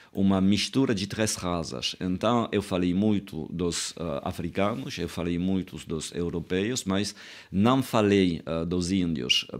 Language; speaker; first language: Portuguese; non-native, fluent; French